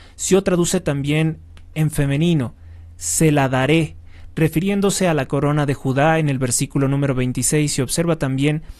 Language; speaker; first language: Spanish; native; Spanish